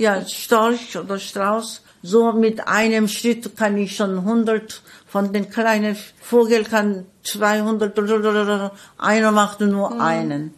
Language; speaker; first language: German; non-native, fluent; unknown